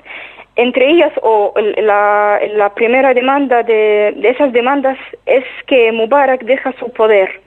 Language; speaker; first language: Spanish; non-native, fluent; Arabic